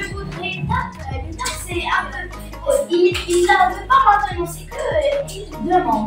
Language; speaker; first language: French; non-native, local second language; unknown